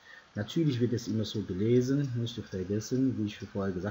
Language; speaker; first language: German; non-native, fluent; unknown